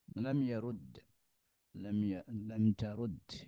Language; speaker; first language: Arabic; non-native, fluent; Indonesian